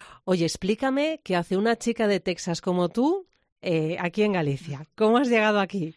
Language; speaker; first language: Spanish; native; Spanish